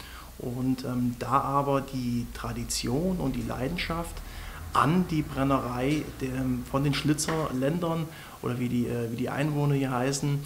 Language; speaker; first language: German; native; German